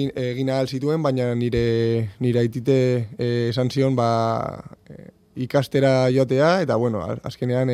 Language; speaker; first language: Basque; non-native, local second language; Spanish